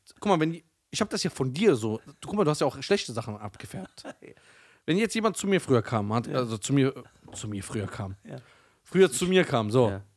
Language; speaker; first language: German; early bilingual, other home language; Persian